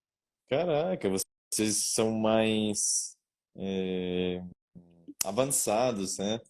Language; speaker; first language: Portuguese; non-native, learner; Spanish